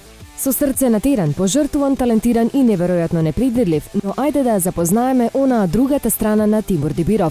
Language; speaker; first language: Macedonian; native; Macedonian